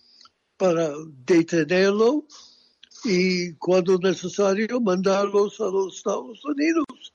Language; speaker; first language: Spanish; non-native, fluent; English